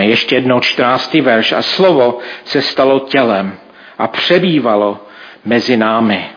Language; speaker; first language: Czech; non-native, fluent; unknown